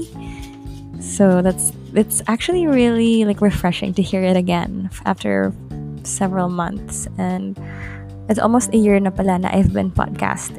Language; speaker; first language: English; non-native, local second language; Filipino